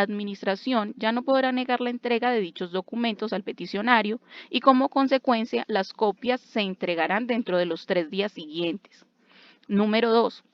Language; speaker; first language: Spanish; native; Spanish